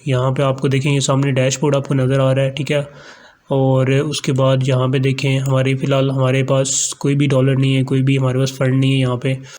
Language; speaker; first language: Urdu; non-native, local second language; Punjabi